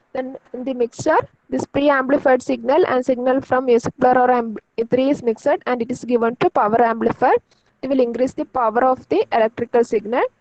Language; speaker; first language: English; non-native, local second language; Malayalam